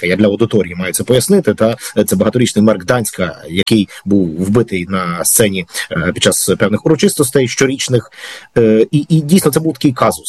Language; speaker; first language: Ukrainian; native; Ukrainian